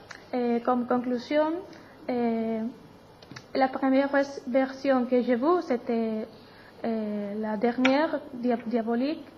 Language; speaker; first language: French; non-native, learner; Spanish